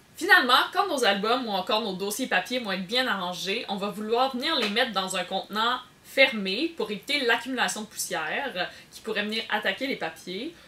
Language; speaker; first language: French; native; French